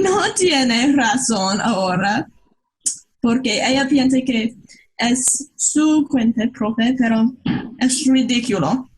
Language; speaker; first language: Spanish; non-native, learner; English